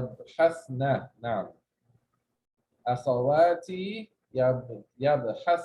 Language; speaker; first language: Arabic; non-native, fluent; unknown